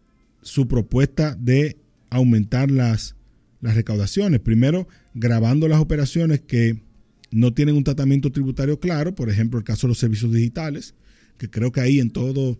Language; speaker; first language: Spanish; native; Spanish